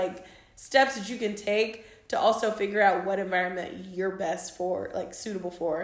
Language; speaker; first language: English; native; English